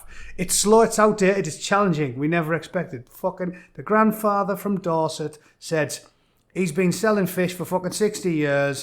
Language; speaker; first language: English; native; English